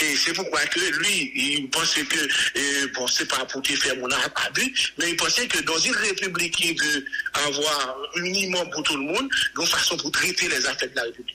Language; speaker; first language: French; non-native, local second language; Haitian Creole